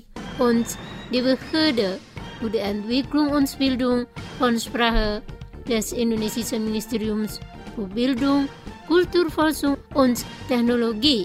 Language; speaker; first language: German; non-native, fluent; Indonesian